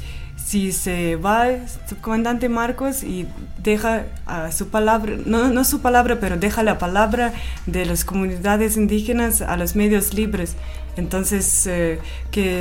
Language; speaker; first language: Spanish; non-native, fluent; Russian